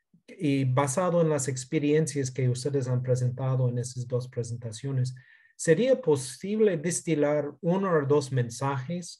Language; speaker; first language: Spanish; non-native, fluent; English